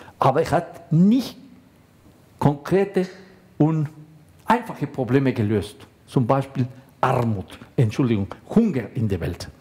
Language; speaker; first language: German; non-native, fluent; Spanish